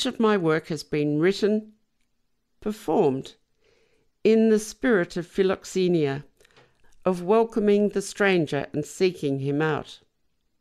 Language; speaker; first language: English; non-native, local second language; Yiddish